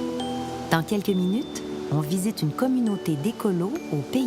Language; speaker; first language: French; native; French